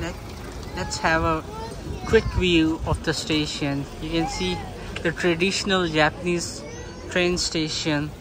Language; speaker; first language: English; non-native, local second language; Urdu